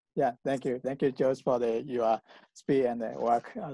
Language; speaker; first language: English; non-native, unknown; Burmese